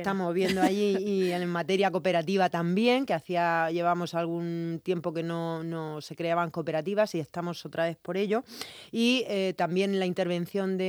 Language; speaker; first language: Spanish; native; Spanish